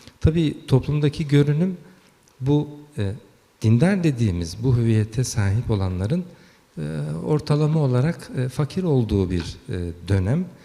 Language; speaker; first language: Turkish; early bilingual, heritage; Turkish